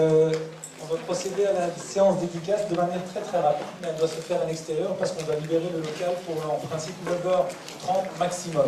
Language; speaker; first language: French; native; French